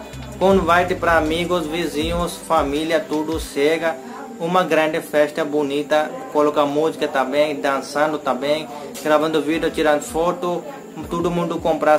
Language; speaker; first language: Portuguese; non-native, learner; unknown